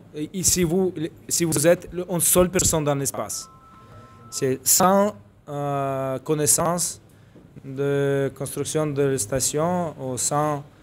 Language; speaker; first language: French; non-native, fluent; Russian